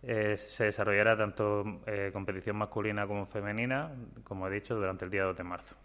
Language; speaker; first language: Spanish; native; Spanish